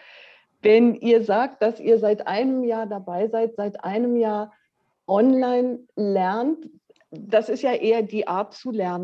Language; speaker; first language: German; native; German